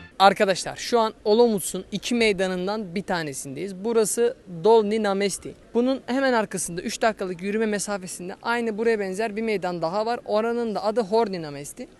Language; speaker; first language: Turkish; native; Turkish